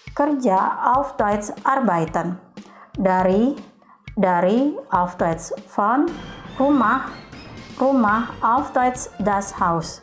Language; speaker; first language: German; non-native, fluent; Indonesian